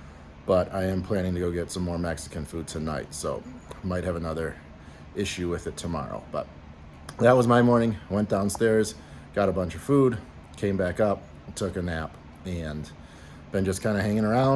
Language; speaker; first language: English; native; English